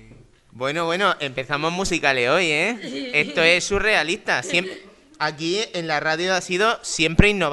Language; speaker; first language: Spanish; native; Spanish